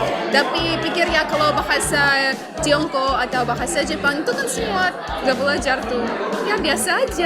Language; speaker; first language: Indonesian; non-native, fluent; Russian